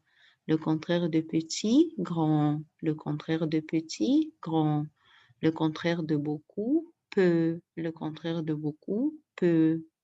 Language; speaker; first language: French; non-native, fluent; Arabic